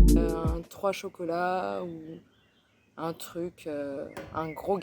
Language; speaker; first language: French; native; French